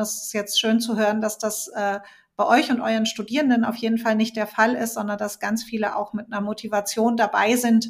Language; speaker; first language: German; native; German